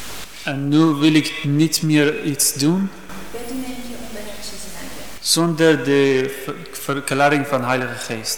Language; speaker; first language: Dutch; non-native, learner; Persian